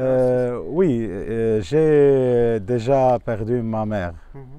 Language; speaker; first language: French; non-native, local second language; Arabic